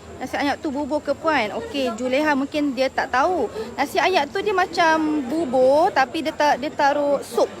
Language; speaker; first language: Malay; native; Malay